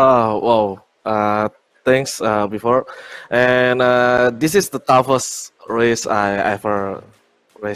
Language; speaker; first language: English; non-native, learner; Indonesian